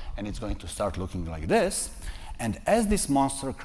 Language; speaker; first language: English; non-native, fluent; Serbian